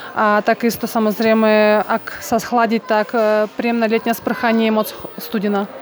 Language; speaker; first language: Slovak; non-native, fluent; Russian